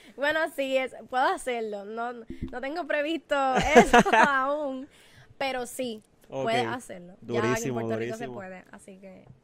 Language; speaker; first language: Spanish; native; Spanish